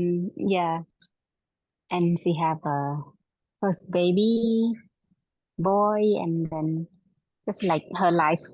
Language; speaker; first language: English; non-native, learner; Khmer